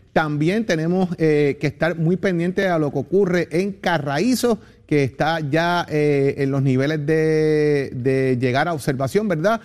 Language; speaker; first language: Spanish; native; Spanish